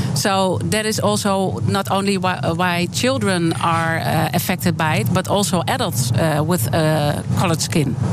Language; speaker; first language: English; non-native, fluent; Dutch